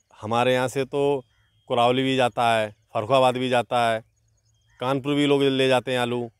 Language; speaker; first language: Hindi; native; Hindi